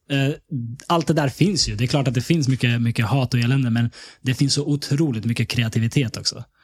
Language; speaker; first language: Swedish; early bilingual, other home language; Bosnian